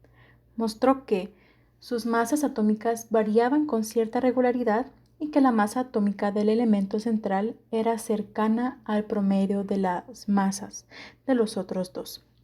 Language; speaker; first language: Spanish; native; Spanish